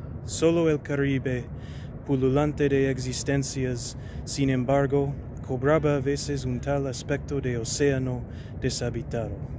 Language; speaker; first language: Spanish; non-native, fluent; English